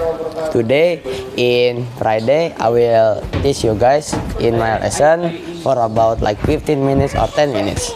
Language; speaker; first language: English; non-native, learner; Indonesian